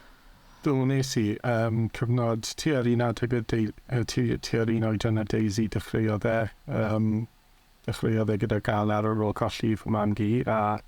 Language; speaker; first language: Welsh; native; Welsh